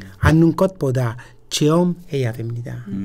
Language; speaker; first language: Korean; non-native, fluent; Italian